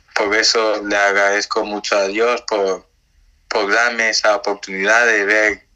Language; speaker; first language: Spanish; non-native, fluent; Nigerian Pidgin